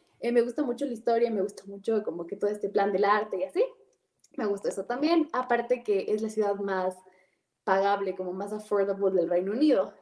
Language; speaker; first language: Spanish; native; Spanish